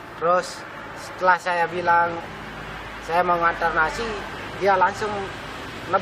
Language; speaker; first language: Indonesian; non-native, local second language; Sasak